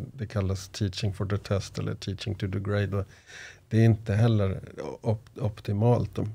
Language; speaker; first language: Swedish; native; Swedish